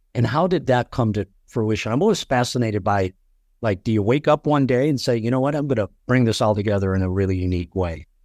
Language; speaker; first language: English; native; English